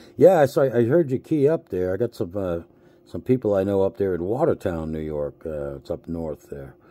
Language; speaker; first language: English; native; English